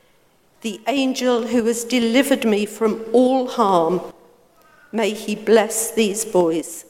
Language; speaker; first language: English; native; English